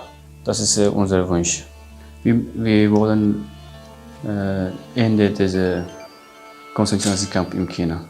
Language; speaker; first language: German; non-native, learner; Uyghur